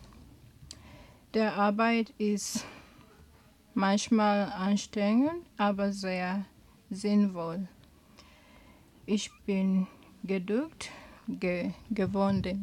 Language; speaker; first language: German; non-native, learner; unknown